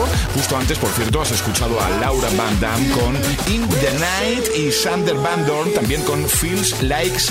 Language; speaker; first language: Spanish; native; Spanish